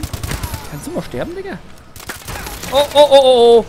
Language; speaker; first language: German; native; German